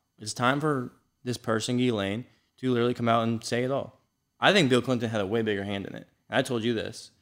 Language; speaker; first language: English; native; English